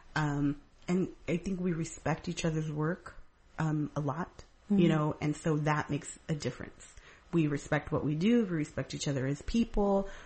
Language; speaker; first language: English; early bilingual, other home language; Spanish